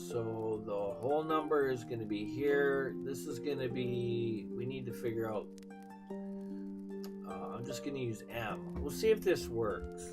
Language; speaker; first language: English; native; English